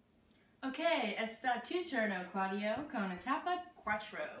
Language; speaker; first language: Spanish; non-native, learner; English